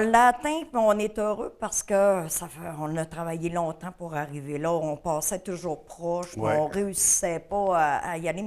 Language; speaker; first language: French; native; French